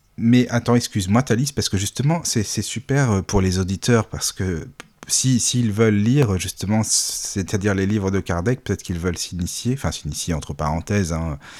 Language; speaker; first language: French; native; French